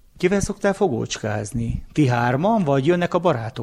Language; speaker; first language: Hungarian; native; Hungarian